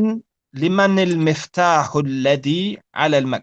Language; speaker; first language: Arabic; non-native, fluent; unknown